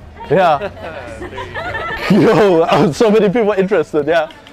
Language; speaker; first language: English; non-native, fluent; Dutch